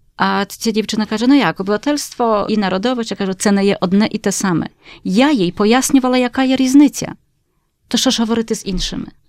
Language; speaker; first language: Ukrainian; early bilingual, heritage; Ukrainian